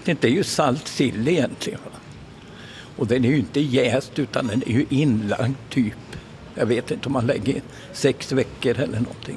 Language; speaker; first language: Swedish; native; Swedish